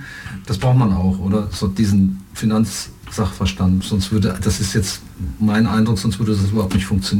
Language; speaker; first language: German; native; German